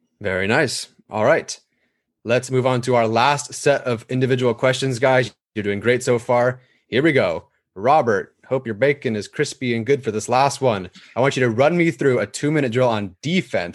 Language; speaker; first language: English; native; English